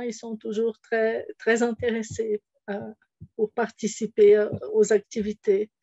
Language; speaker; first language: French; non-native, fluent; Portuguese